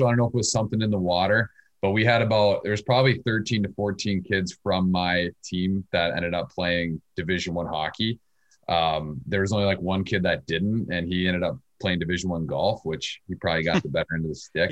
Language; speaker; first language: English; native; English